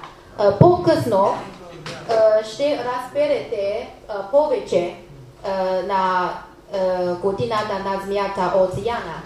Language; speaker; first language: Bulgarian; non-native, learner; Chinese